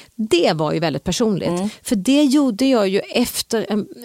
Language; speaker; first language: Swedish; native; Swedish